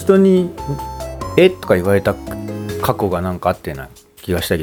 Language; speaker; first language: Japanese; native; Japanese